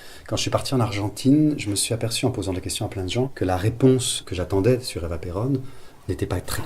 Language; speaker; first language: French; native; French